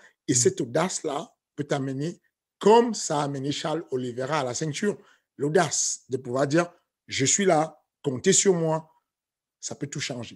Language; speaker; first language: French; native; French